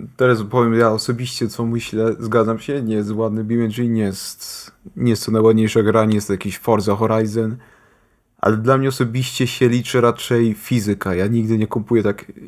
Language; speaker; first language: Polish; early bilingual, heritage; Polish